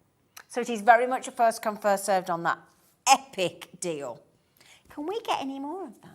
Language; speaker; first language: English; native; English